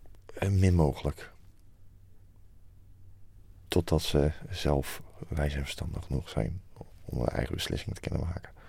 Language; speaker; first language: Dutch; native; Dutch